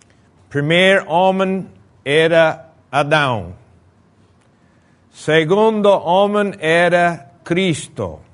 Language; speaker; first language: Portuguese; non-native, fluent; Spanish